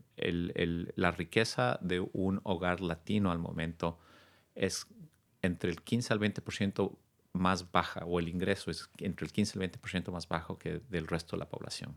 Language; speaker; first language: Spanish; native; Spanish